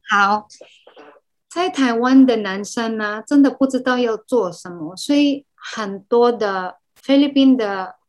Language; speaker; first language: Chinese; non-native, fluent; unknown